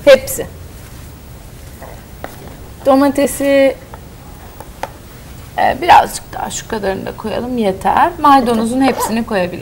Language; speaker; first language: Turkish; native; Turkish